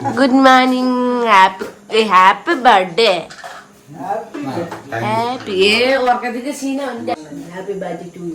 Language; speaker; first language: Malayalam; non-native, learner; Nepali